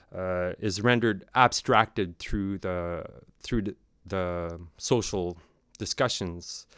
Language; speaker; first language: English; non-native, fluent; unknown